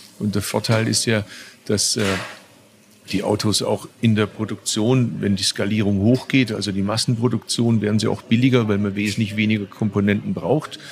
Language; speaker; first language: German; early bilingual, other home language; Turkish